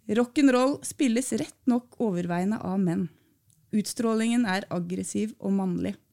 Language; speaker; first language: Norwegian; native; Norwegian